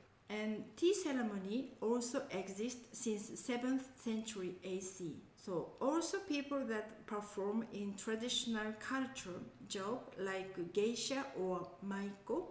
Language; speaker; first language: English; non-native, learner; Japanese